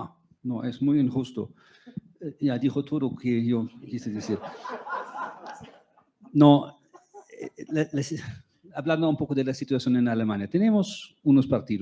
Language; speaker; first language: Spanish; non-native, fluent; German